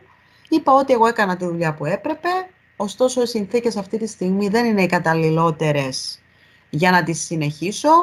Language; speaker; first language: Greek; native; Greek